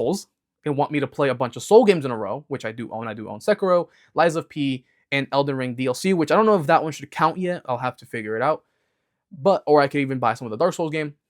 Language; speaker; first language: English; native; English